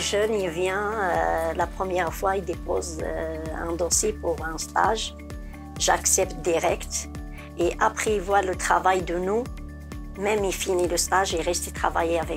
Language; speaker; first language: French; non-native, learner; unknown